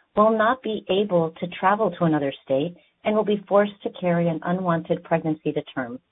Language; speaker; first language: English; early bilingual, other home language; Spanish